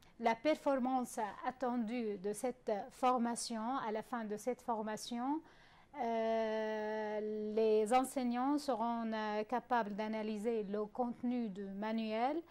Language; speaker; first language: French; non-native, fluent; Arabic